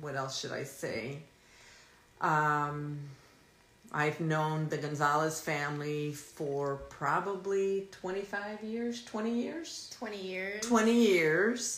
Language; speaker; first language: English; early bilingual, other home language; Spanish